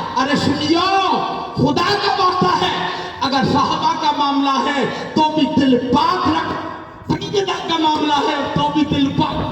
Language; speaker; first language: Urdu; non-native, local second language; Sindhi